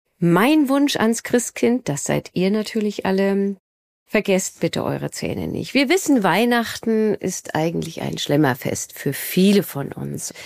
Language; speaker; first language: German; native; German